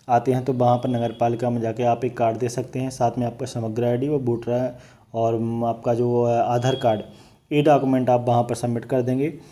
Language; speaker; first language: Hindi; native; Hindi